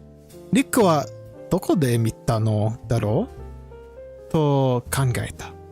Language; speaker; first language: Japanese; non-native, learner; English